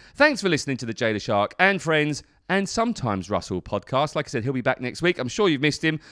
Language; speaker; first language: English; native; English